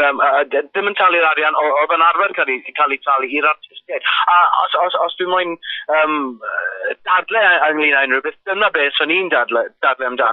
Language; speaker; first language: Welsh; non-native, local second language; English